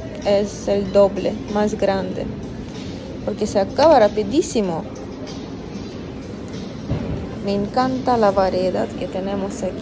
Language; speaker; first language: Spanish; non-native, fluent; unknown